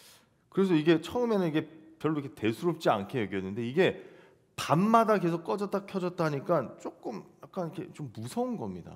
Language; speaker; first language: Korean; native; Korean